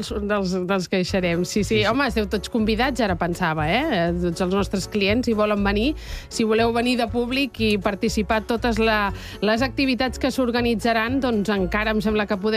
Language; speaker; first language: Catalan; native; Catalan